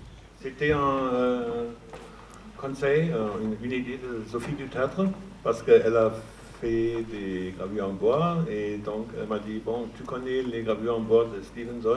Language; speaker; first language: French; non-native, fluent; German